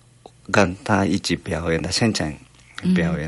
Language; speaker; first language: Chinese; non-native, fluent; Japanese